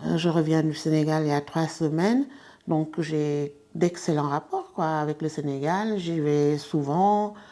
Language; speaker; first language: French; non-native, local second language; Wolof